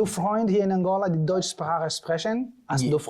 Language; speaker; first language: German; non-native, fluent; Portuguese